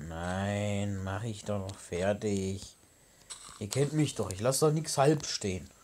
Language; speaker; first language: German; native; German